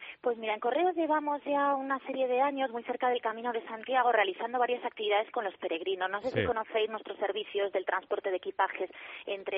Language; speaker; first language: Spanish; native; Spanish